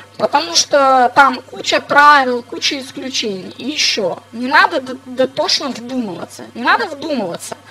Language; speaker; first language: Russian; non-native, fluent; English